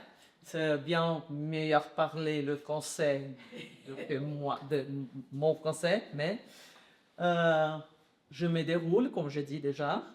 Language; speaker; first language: French; non-native, learner; Portuguese